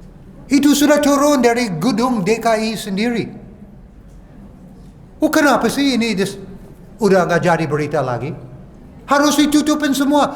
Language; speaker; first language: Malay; non-native, fluent; English